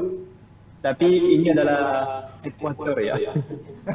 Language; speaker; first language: Indonesian; non-native, fluent; French